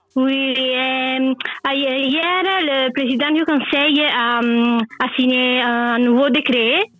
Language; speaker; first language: French; non-native, learner; Italian